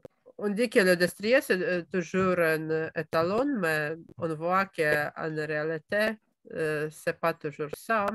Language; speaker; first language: French; non-native, fluent; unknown